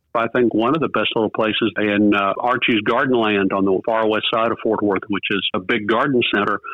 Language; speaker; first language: English; native; English